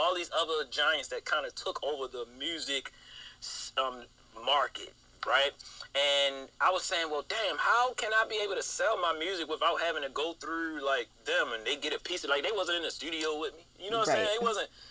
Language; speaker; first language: English; native; English